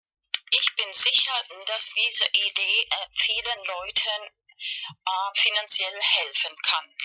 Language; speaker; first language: German; non-native, learner; Spanish